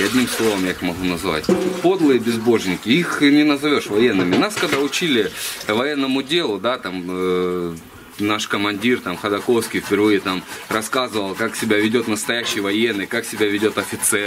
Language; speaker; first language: Russian; native; Russian